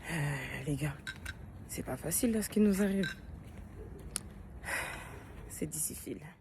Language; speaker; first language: French; native; French